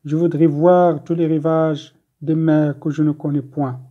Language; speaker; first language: French; non-native, local second language; Arabic